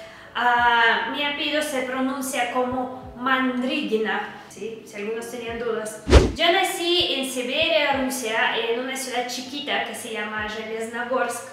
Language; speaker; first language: Spanish; non-native, fluent; Russian